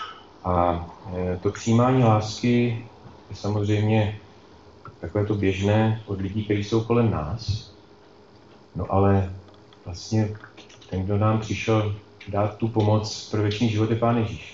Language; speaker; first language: Czech; native; Czech